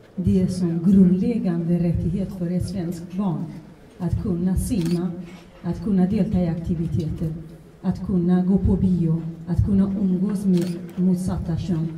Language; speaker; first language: Swedish; non-native, fluent; Central Kurdish